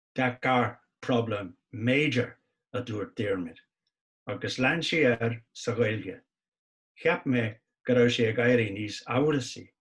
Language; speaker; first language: Irish; non-native, local second language; English